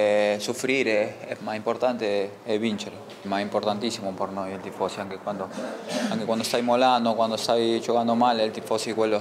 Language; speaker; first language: Italian; non-native, fluent; Spanish